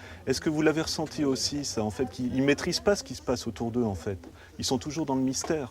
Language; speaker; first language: French; native; French